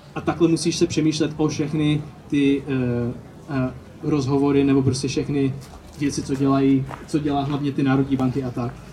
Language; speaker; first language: Czech; early bilingual, heritage; Czech